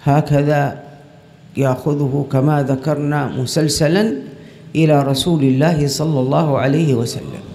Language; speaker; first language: Arabic; native; Arabic